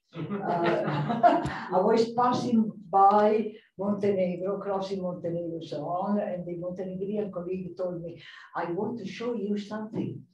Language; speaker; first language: English; non-native, fluent; Italian